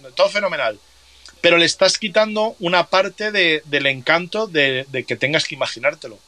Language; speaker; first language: Spanish; native; Spanish